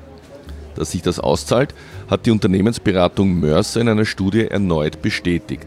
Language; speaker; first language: German; native; German